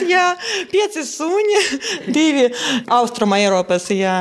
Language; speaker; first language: Latvian; non-native, local second language; Russian